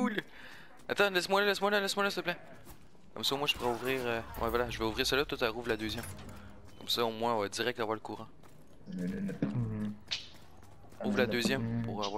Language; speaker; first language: French; native; French